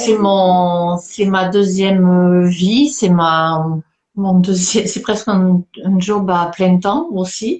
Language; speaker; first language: French; native; French